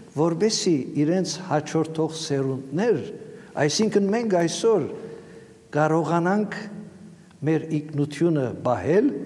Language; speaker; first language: Armenian; native; Armenian